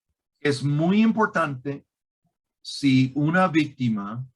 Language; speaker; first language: Spanish; non-native, fluent; English